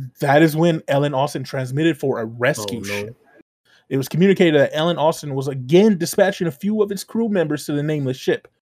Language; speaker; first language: English; native; English